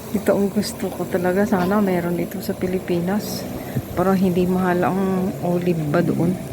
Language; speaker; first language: Filipino; non-native, local second language; Cebuano